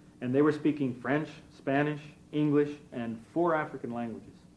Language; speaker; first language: English; native; English